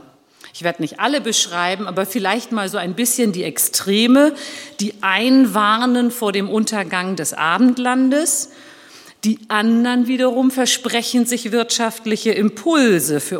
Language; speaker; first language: German; early bilingual, other home language; Turkish